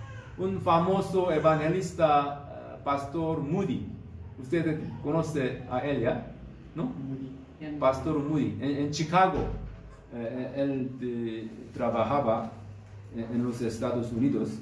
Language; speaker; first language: Spanish; non-native, fluent; Korean